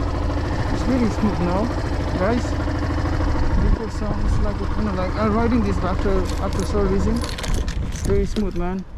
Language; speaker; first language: English; non-native, learner; Nepali